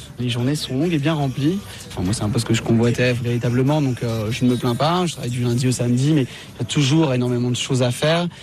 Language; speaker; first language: French; native; French